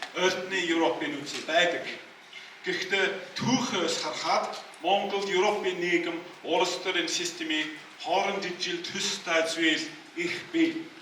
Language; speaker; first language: Mongolian; non-native, learner; English